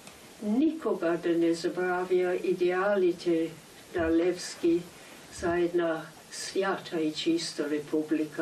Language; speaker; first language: Bulgarian; non-native, fluent; English